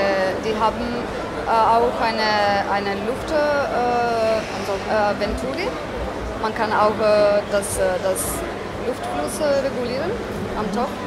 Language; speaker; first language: German; non-native, fluent; Italian